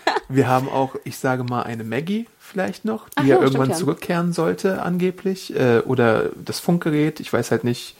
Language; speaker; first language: German; native; German